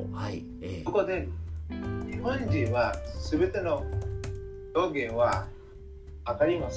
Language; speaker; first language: Japanese; non-native, learner; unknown